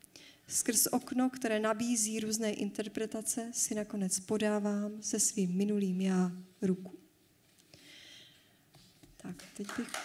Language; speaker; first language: Czech; native; Czech